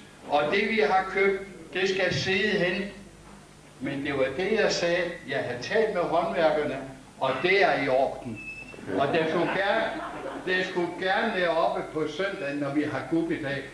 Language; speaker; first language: Danish; native; Danish